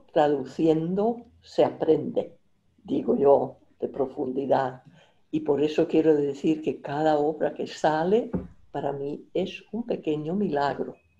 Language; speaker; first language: Spanish; non-native, fluent; Finnish